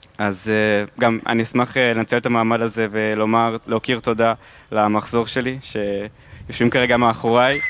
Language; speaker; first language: Hebrew; early bilingual, other home language; Hungarian